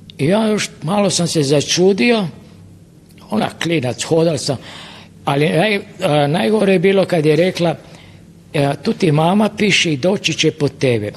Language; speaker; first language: Croatian; native; Croatian